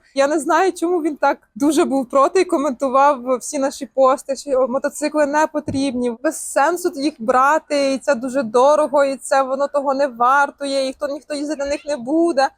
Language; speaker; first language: Ukrainian; native; Ukrainian